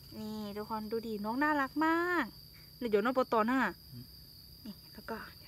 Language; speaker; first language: Thai; non-native, local second language; Hmong